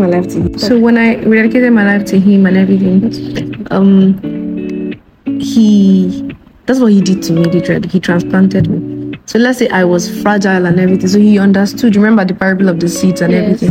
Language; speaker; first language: English; non-native, local second language; Yoruba